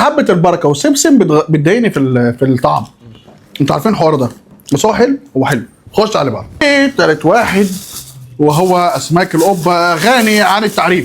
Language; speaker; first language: Arabic; native; Arabic